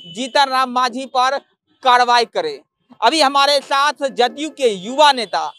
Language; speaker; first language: Hindi; native; Hindi